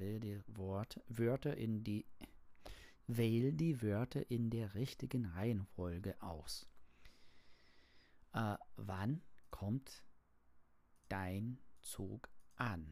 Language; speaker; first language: German; non-native, learner; English